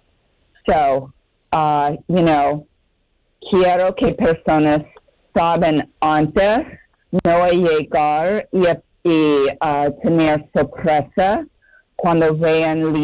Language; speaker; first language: Spanish; non-native, learner; English